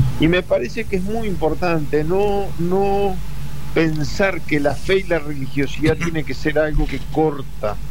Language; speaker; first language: Spanish; early bilingual, heritage; Spanish